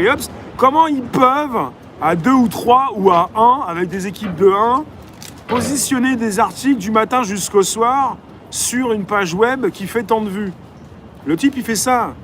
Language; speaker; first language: French; native; French